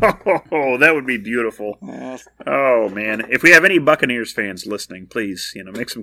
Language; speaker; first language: English; native; English